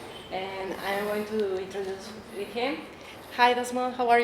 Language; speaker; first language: English; non-native, learner; Spanish